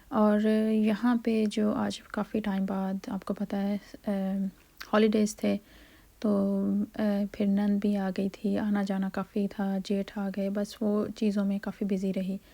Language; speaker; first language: Urdu; native; Urdu